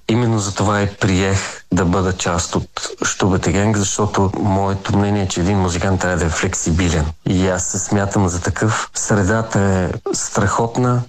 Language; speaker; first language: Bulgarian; native; Bulgarian